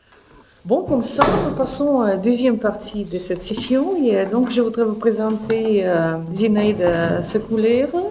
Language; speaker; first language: French; non-native, fluent; Russian